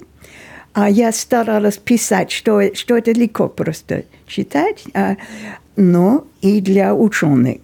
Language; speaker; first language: Russian; non-native, fluent; English